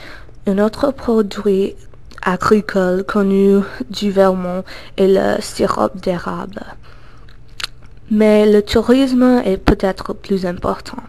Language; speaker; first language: French; non-native, learner; English